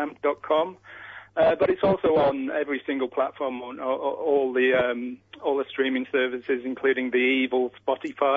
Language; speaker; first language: English; native; English